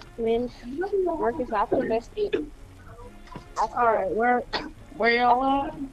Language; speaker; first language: English; native; English